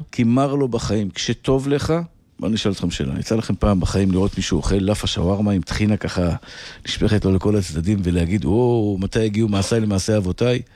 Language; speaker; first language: Hebrew; native; Hebrew